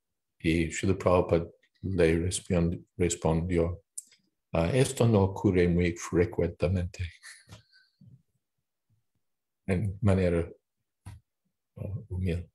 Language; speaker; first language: Spanish; non-native, fluent; English